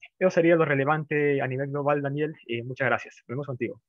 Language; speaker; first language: Spanish; native; Spanish